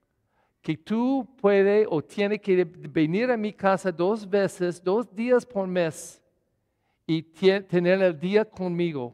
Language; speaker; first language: Spanish; non-native, fluent; English